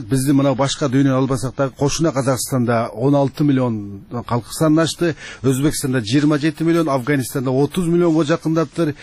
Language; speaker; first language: Kyrgyz; native; Kyrgyz